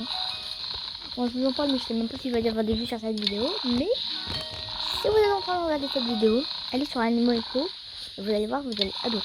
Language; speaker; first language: French; native; French